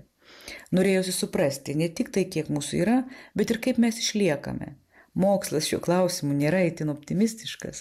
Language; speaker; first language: Lithuanian; native; Lithuanian